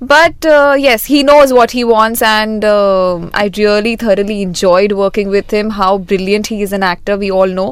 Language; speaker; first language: English; non-native, local second language; Hindi